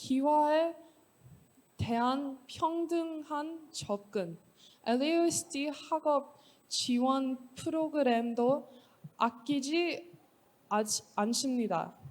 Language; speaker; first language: Korean; non-native, learner; English